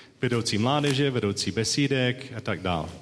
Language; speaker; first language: Czech; non-native, learner; English